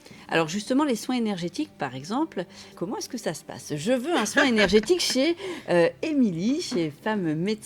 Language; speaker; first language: French; native; French